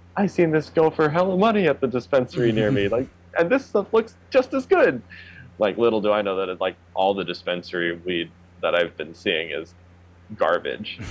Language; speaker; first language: English; native; English